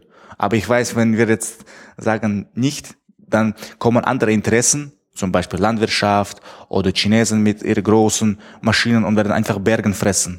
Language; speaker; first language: German; non-native, fluent; Tajik